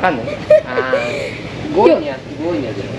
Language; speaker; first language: Vietnamese; non-native, learner; Japanese